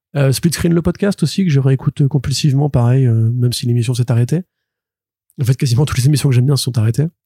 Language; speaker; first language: French; native; French